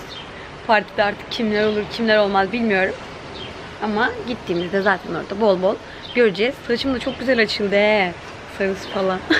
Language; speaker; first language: Turkish; native; Turkish